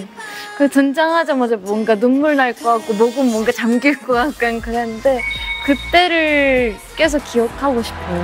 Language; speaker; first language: Korean; non-native, fluent; Japanese